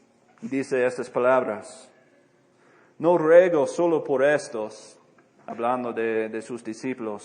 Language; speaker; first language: Spanish; non-native, fluent; English